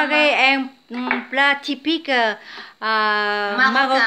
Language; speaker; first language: French; non-native, fluent; Vietnamese